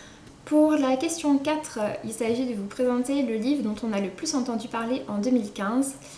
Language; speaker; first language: French; native; French